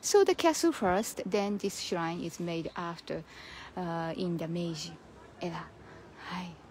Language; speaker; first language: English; non-native, learner; Japanese